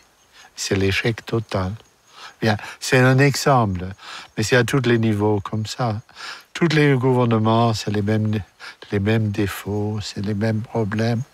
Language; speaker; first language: French; non-native, fluent; German